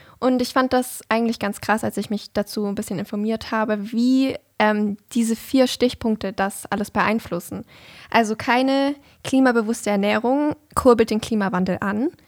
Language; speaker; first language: German; native; German